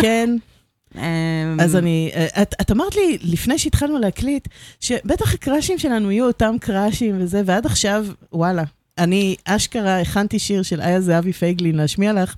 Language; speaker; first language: Hebrew; native; Hebrew